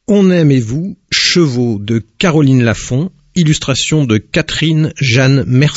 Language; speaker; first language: French; native; French